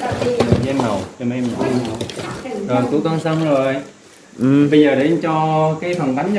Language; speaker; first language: Vietnamese; native; Vietnamese